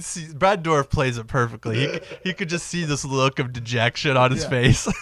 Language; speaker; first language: English; native; English